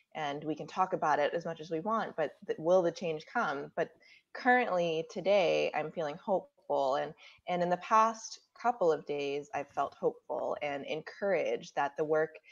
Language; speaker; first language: English; native; English